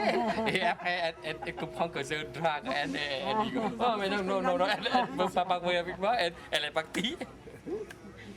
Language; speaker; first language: French; non-native, fluent; Vietnamese